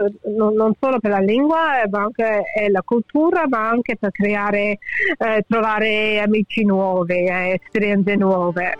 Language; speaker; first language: Italian; early bilingual, heritage; English